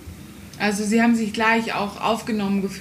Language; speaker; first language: German; native; German